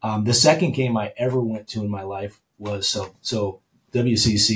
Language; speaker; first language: English; native; English